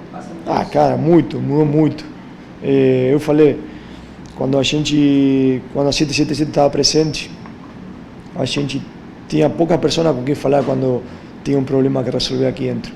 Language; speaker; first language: Portuguese; non-native, fluent; Spanish